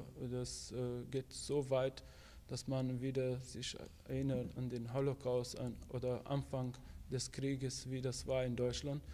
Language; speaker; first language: German; non-native, fluent; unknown